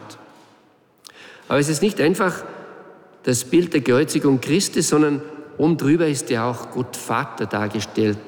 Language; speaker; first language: German; native; German